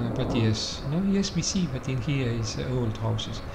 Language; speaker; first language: English; non-native, learner; Estonian